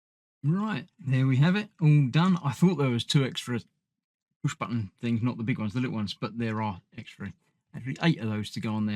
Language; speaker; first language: English; native; English